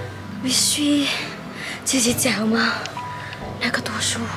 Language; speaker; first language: Chinese; non-native, learner; Vietnamese